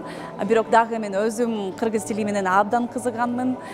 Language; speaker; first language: Kyrgyz; non-native, fluent; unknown